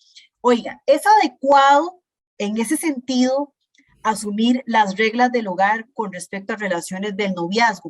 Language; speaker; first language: Spanish; native; Spanish